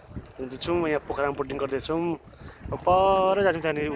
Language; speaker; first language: Nepali; native; Nepali